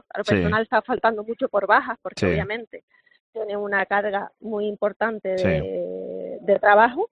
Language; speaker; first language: Spanish; native; Spanish